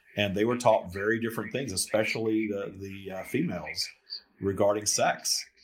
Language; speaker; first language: English; native; English